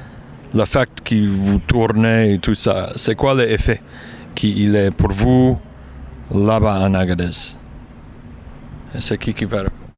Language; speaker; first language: French; non-native, learner; English